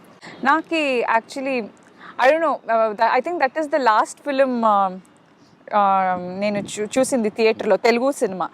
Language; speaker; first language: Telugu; non-native, fluent; Kannada